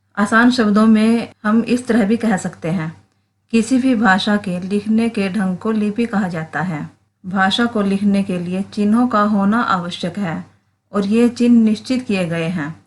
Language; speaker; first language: Hindi; native; Hindi